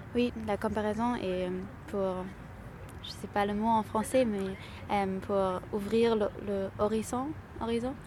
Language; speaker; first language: French; non-native, learner; German